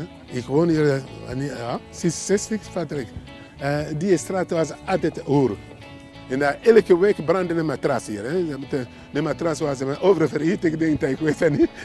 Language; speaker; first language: Dutch; non-native, learner; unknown